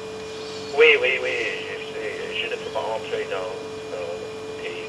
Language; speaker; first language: French; non-native, fluent; English